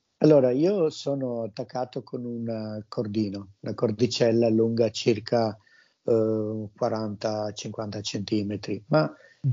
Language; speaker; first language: Italian; native; Italian